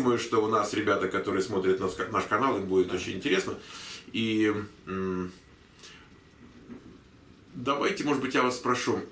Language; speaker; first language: Russian; native; Russian